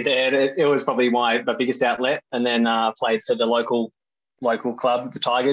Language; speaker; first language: English; native; English